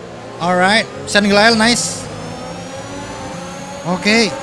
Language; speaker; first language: English; non-native, fluent; Indonesian